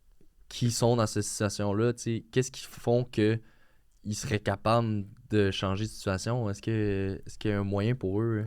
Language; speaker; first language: French; native; French